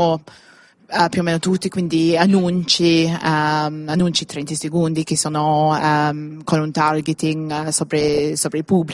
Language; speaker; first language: Italian; non-native, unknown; English